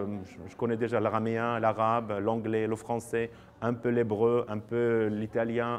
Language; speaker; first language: French; non-native, fluent; Arabic